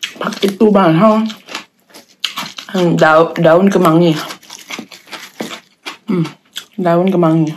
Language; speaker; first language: Indonesian; non-native, fluent; Thai